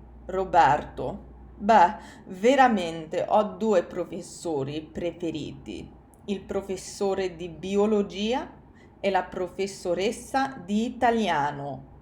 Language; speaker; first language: Italian; non-native, fluent; English